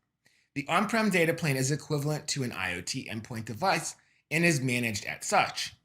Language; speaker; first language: English; native; English